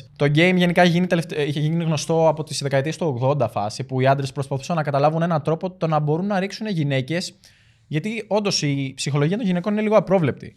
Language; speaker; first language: Greek; early bilingual, other home language; Albanian